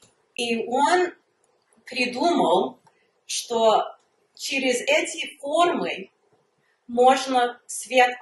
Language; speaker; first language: Russian; early bilingual, heritage; Russian